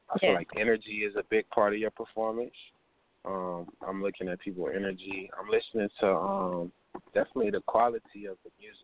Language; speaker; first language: English; native; English